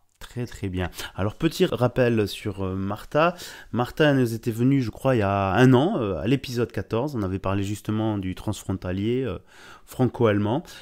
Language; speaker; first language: French; native; French